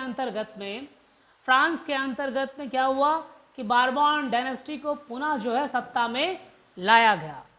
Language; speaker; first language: Hindi; native; Hindi